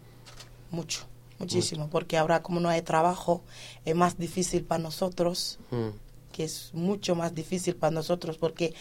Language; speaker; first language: Spanish; non-native, fluent; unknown